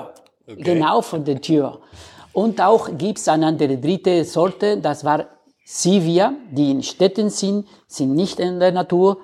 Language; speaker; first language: German; non-native, learner; Spanish